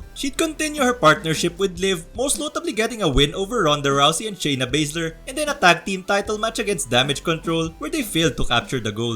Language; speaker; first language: English; native; English